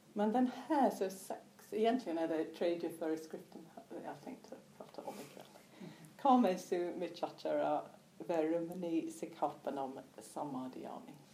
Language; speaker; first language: Swedish; non-native, fluent; English